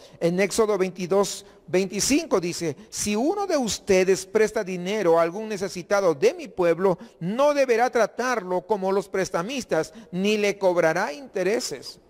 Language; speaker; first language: Spanish; native; Spanish